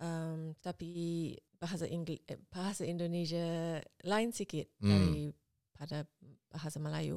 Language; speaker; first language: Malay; non-native, learner; English